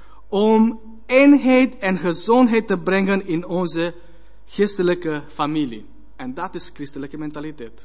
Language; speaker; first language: Dutch; non-native, learner; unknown